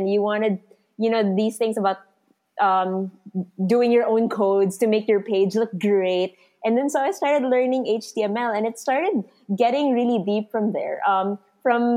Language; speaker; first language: English; non-native, local second language; Filipino